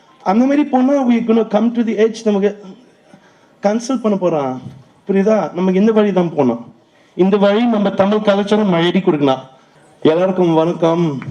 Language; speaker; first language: Tamil; non-native, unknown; English